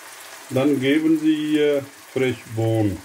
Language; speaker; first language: German; non-native, learner; Urdu